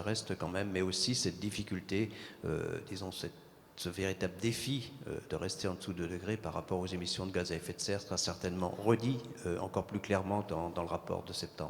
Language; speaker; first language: French; native; French